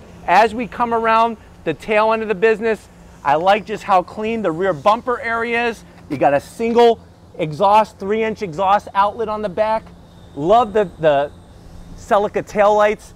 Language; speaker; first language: English; native; English